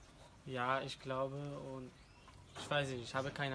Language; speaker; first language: German; non-native, learner; Kurdish